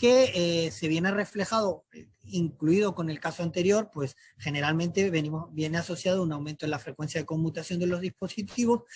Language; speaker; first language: Spanish; native; Spanish